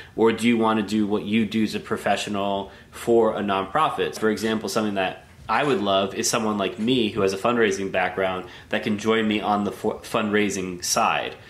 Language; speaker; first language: English; native; English